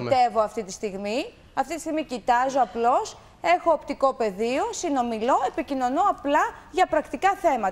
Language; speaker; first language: Greek; native; Greek